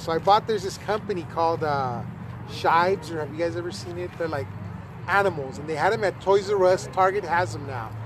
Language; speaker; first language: English; early bilingual, other home language; Spanish